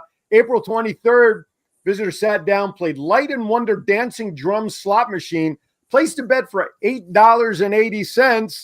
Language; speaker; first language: English; native; English